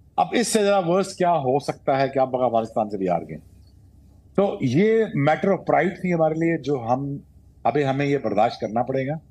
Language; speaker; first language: Urdu; non-native, local second language; Punjabi